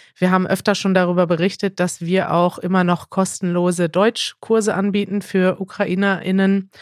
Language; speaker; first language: German; native; German